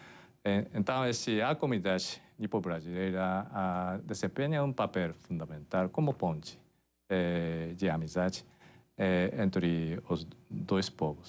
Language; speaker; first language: Portuguese; non-native, fluent; Japanese